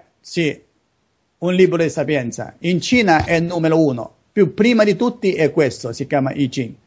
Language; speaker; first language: Italian; non-native, learner; Chinese